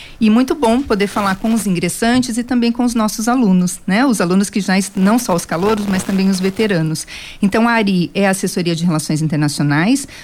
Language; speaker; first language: Portuguese; native; Portuguese